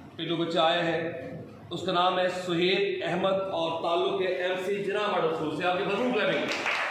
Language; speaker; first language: Urdu; non-native, local second language; Punjabi